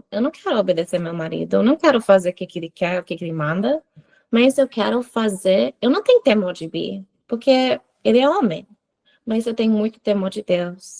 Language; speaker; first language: Portuguese; non-native, fluent; English